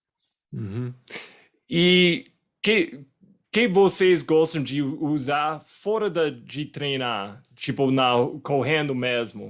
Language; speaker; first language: Portuguese; non-native, fluent; English